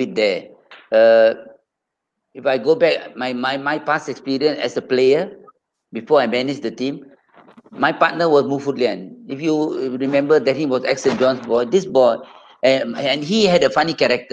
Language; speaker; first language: English; non-native, local second language; Tamil